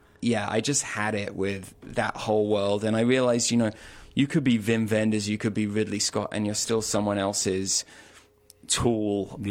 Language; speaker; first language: English; native; English